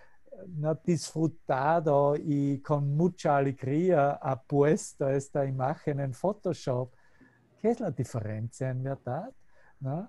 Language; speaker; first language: Spanish; non-native, fluent; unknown